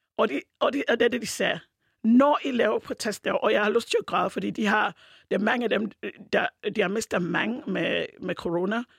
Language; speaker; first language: Danish; non-native, fluent; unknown